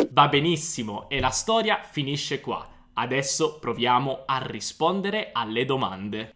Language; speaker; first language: Italian; native; Italian